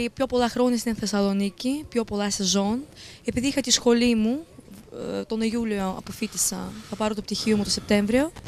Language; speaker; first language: Greek; early bilingual, other home language; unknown